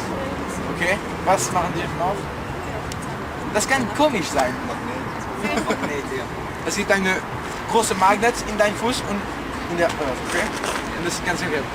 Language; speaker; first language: German; non-native, learner; French